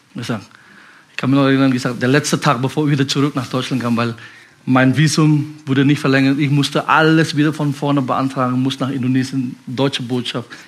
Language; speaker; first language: German; non-native, fluent; Indonesian